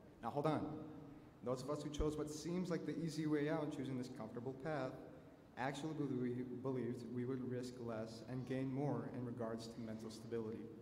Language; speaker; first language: English; early bilingual, other home language; Spanish